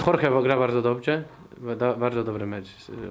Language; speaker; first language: Polish; non-native, learner; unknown